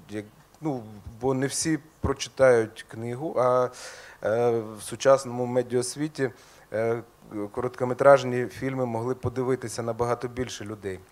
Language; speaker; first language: Ukrainian; native; Ukrainian